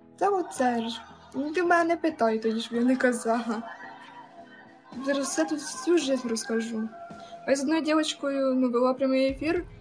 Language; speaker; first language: Ukrainian; non-native, local second language; Russian